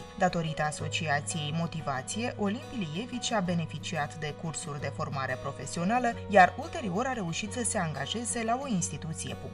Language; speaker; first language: Romanian; native; Romanian